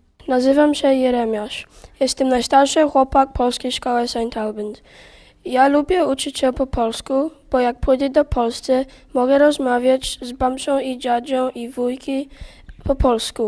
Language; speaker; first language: Polish; early bilingual, heritage; Polish